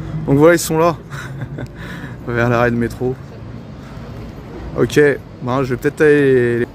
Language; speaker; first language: French; native; French